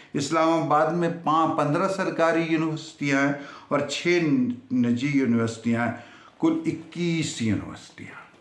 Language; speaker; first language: Urdu; native; Urdu